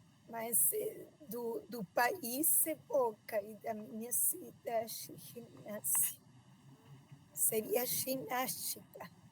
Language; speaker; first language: Portuguese; non-native, fluent; Spanish